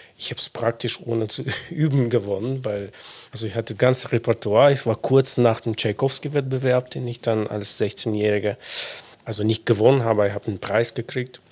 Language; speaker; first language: German; non-native, fluent; Russian